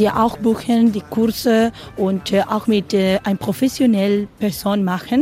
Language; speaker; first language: German; non-native, learner; Spanish